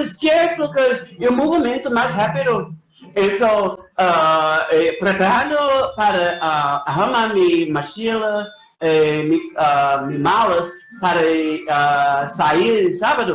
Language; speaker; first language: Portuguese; non-native, learner; English